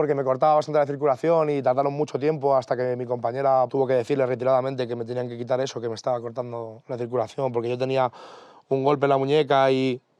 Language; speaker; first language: Spanish; native; Spanish